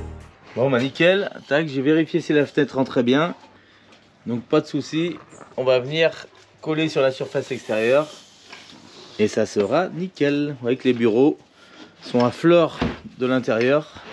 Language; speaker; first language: French; native; French